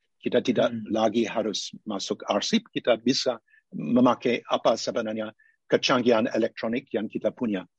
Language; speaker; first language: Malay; non-native, fluent; English